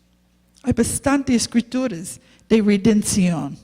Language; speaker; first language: Spanish; non-native, learner; English